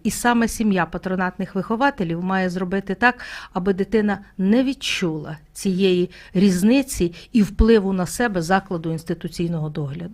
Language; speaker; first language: Ukrainian; native; Ukrainian